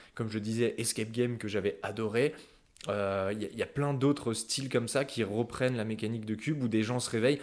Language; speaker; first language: French; native; French